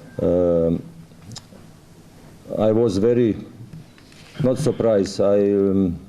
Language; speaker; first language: English; non-native, fluent; Croatian